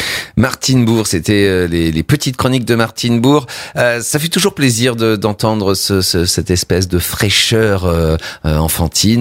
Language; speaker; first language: French; native; French